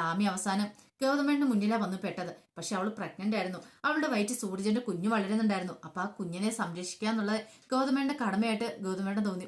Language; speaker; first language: Malayalam; native; Malayalam